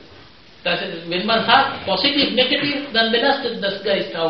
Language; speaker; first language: German; non-native, fluent; Sinhala